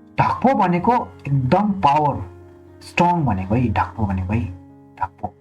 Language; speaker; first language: Nepali; non-native, local second language; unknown